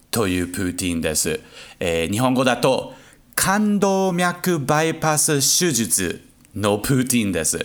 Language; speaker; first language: Japanese; non-native, learner; English